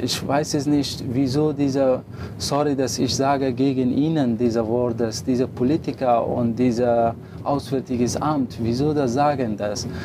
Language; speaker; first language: German; non-native, learner; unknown